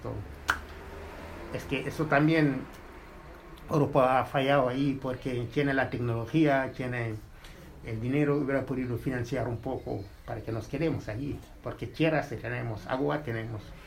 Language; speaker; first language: Spanish; non-native, fluent; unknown